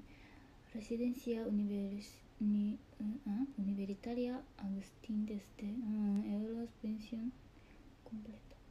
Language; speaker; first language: Spanish; non-native, learner; Japanese